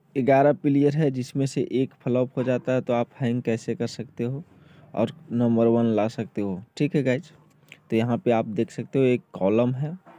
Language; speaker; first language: Hindi; native; Hindi